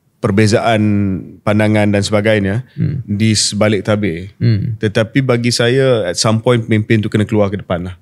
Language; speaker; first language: Malay; native; Malay